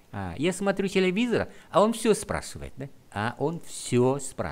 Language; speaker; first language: Russian; non-native, fluent; Vietnamese